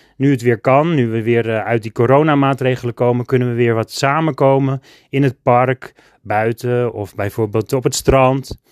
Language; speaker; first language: Dutch; native; Dutch